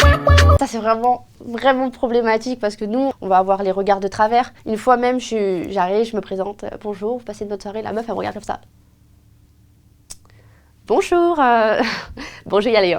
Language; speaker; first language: French; native; French